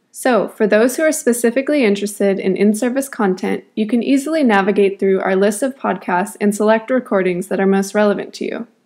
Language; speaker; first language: English; native; English